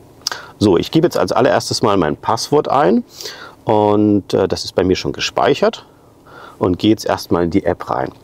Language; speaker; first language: German; native; German